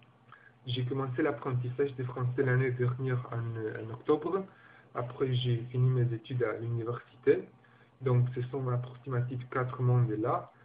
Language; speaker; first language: French; non-native, learner; Romanian